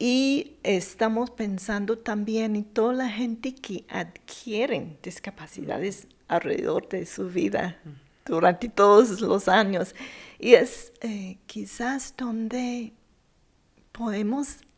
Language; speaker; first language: Spanish; non-native, fluent; English